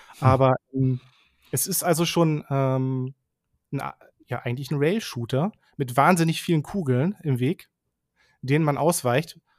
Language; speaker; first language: German; native; German